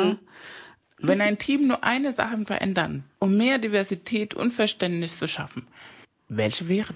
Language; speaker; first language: German; non-native, fluent; Spanish